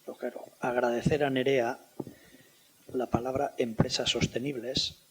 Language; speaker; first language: Spanish; native; Spanish